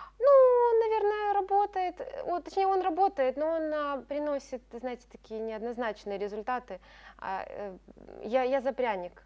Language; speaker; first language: Russian; native; Russian